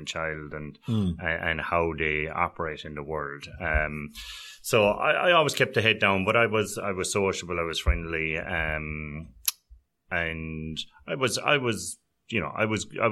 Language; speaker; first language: English; native; English